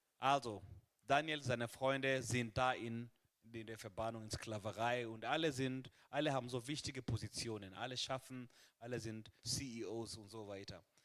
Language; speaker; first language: German; non-native, fluent; Swahili